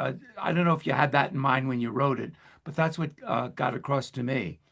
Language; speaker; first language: English; native; English